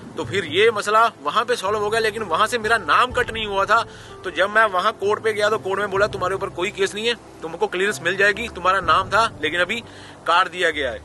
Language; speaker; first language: Hindi; non-native, local second language; Punjabi